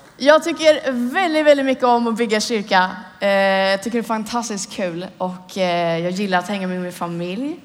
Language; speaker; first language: Swedish; native; Swedish